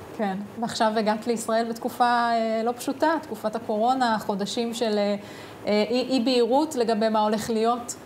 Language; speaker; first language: Hebrew; native; Hebrew